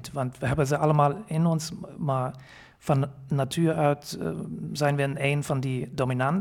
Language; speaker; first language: Dutch; non-native, fluent; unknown